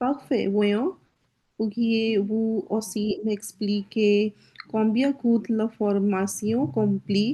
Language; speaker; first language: French; non-native, learner; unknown